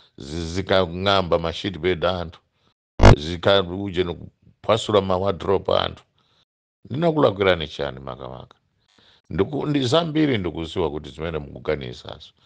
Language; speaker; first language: Nyanja; non-native, local second language; Tumbuka